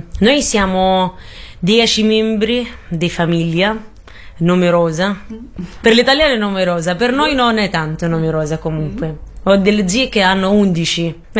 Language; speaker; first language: Italian; non-native, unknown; Arabic